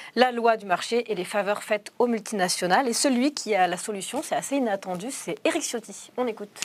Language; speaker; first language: French; native; French